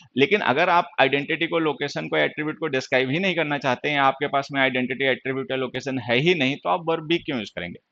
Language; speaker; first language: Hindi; native; Hindi